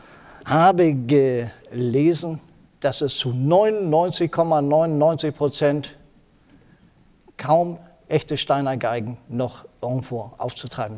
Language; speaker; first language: German; native; German